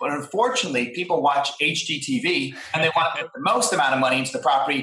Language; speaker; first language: English; native; English